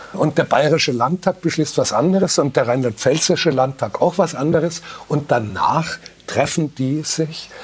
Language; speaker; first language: German; native; German